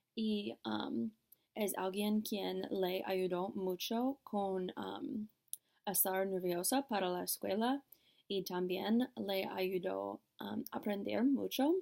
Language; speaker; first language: Spanish; non-native, learner; English